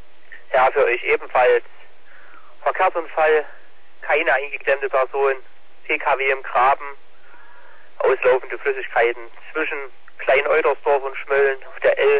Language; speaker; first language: German; native; German